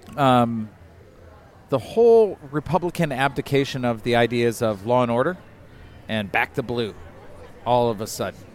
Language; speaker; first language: English; native; English